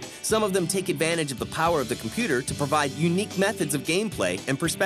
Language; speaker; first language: English; native; English